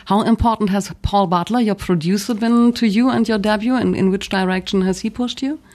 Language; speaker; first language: English; non-native, fluent; German